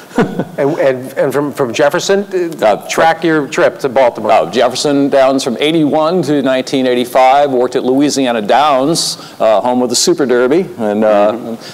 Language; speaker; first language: English; native; English